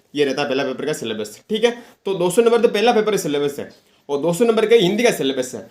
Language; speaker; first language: Hindi; native; Hindi